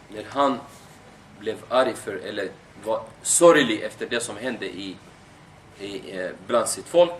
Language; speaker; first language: Swedish; non-native, fluent; Arabic